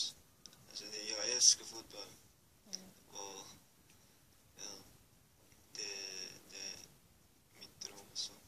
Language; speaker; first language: Swedish; early bilingual, other home language; Persian